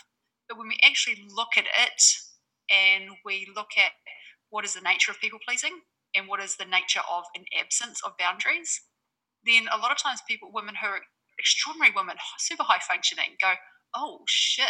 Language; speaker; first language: English; native; English